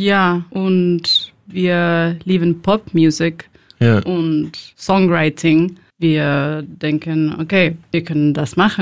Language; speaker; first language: German; non-native, learner; Spanish